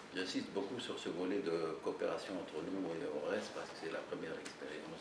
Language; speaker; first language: French; non-native, local second language; Arabic